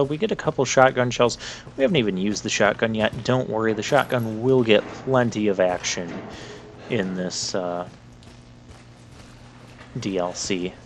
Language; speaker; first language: English; native; English